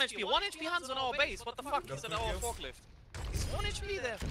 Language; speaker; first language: English; non-native, fluent; German